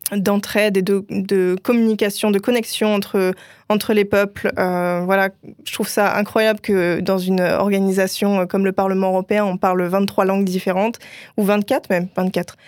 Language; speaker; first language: French; native; French